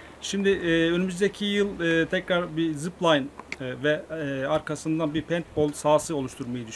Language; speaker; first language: Turkish; native; Turkish